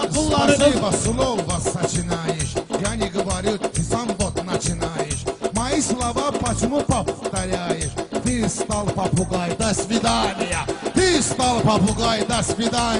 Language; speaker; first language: Russian; non-native, learner; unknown